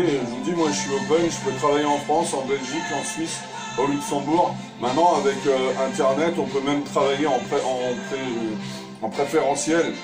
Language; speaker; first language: French; native; French